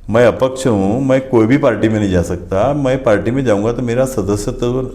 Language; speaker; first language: Hindi; non-native, local second language; Marathi